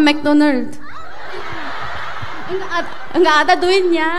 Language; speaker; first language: Indonesian; non-native, fluent; Korean